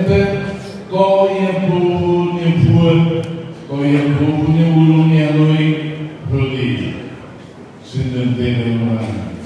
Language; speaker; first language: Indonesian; non-native, fluent; Tetum